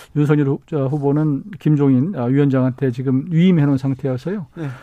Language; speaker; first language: Korean; native; Korean